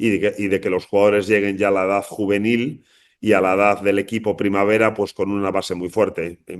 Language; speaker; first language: Spanish; native; Spanish